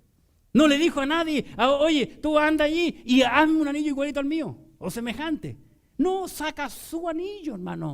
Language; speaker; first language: Spanish; native; Spanish